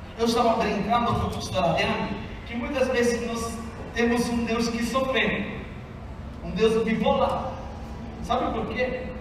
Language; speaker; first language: Portuguese; non-native, fluent; Italian